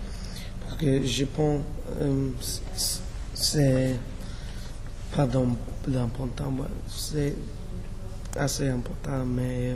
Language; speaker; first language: French; non-native, learner; English